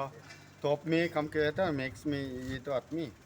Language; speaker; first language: Hindi; non-native, local second language; Khasi